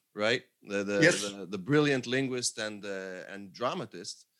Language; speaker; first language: English; non-native, fluent; Hebrew